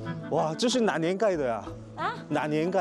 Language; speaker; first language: Chinese; non-native, learner; Korean